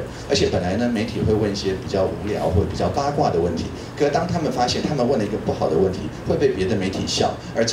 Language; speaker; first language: Chinese; native; Chinese